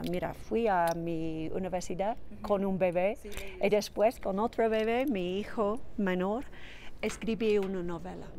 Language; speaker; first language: Spanish; non-native, fluent; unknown